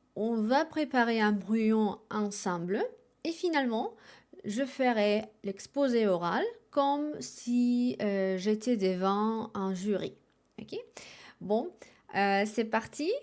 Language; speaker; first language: French; non-native, fluent; Spanish